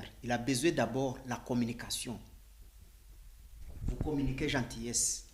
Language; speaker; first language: French; non-native, learner; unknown